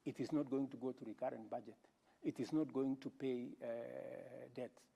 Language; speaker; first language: English; non-native, local second language; Kalenjin